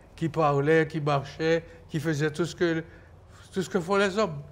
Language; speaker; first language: French; native; French